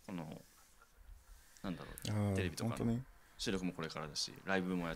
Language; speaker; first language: Japanese; native; Japanese